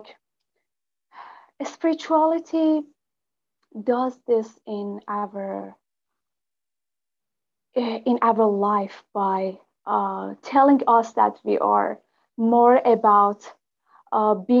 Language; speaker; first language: English; non-native, fluent; Persian